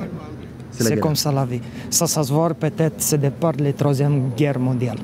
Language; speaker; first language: French; non-native, learner; Romanian